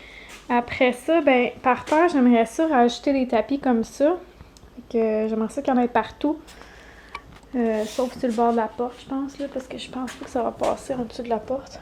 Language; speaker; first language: French; native; French